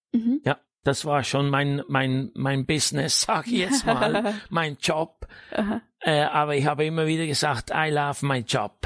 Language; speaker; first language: German; native; German